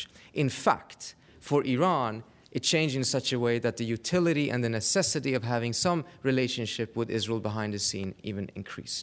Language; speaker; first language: English; non-native, fluent; Persian